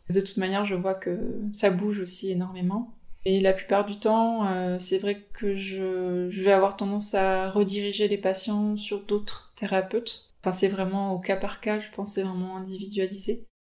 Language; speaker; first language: French; native; French